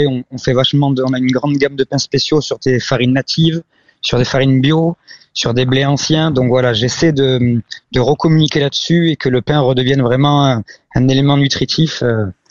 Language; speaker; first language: French; native; French